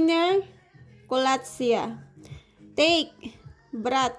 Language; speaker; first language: Polish; non-native, learner; Filipino